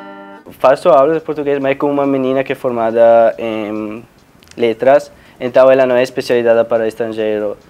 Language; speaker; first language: Portuguese; non-native, fluent; Italian